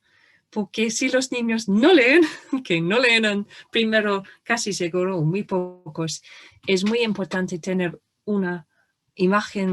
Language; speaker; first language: Spanish; non-native, fluent; English